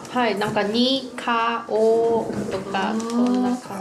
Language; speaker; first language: Japanese; non-native, learner; Korean